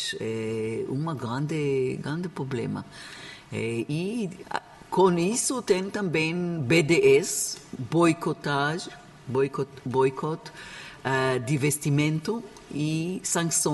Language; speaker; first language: Portuguese; non-native, learner; Hebrew